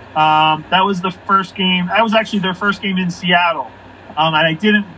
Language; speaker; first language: English; native; English